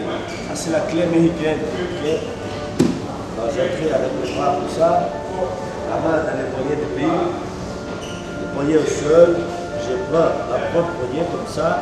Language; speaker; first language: French; non-native, learner; Portuguese